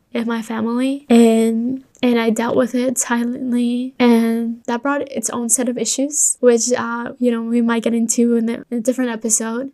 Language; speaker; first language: English; early bilingual, other home language; Spanish